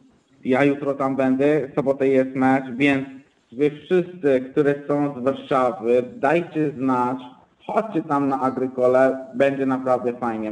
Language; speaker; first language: Polish; non-native, fluent; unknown